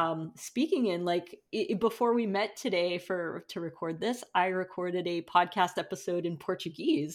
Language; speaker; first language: English; non-native, fluent; Portuguese